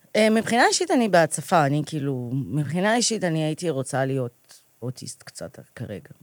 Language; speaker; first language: Hebrew; early bilingual, other home language; Russian